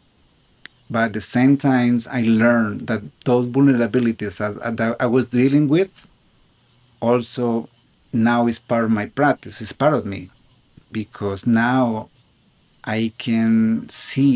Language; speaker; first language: English; non-native, fluent; Spanish